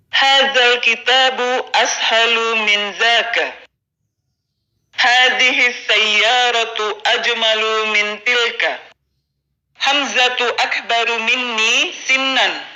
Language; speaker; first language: Arabic; non-native, fluent; Indonesian